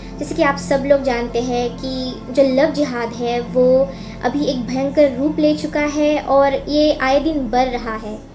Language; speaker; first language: Hindi; non-native, local second language; Assamese